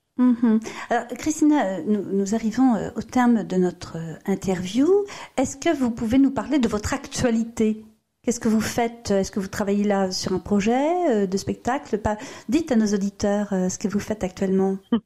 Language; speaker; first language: French; native; French